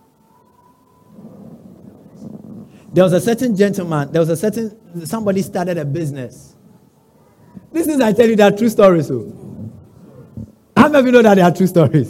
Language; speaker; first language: English; non-native, local second language; Ga